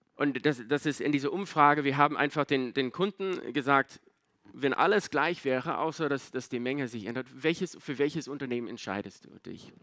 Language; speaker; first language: German; non-native, fluent; English